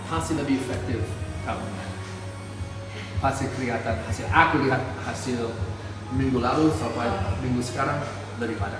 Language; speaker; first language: Indonesian; non-native, fluent; English